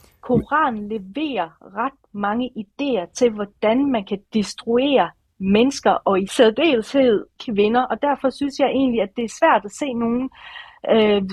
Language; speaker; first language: Danish; early bilingual, other home language; Persian